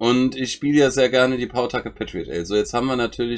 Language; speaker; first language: German; native; German